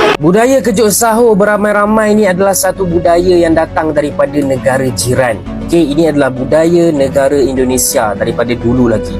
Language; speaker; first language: Malay; native; Malay